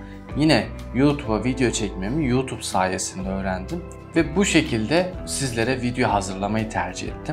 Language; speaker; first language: Turkish; native; Turkish